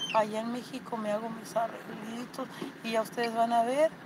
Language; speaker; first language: Spanish; early bilingual, heritage; Spanish